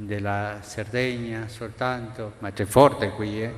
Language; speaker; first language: Italian; non-native, fluent; Spanish